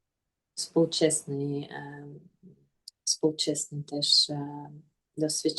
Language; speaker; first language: Polish; non-native, fluent; Russian